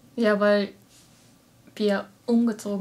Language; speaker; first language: German; non-native, learner; Japanese